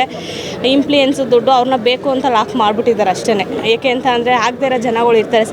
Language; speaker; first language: Kannada; native; Kannada